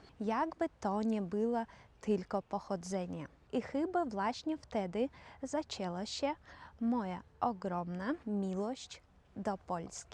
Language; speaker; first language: Polish; non-native, fluent; Russian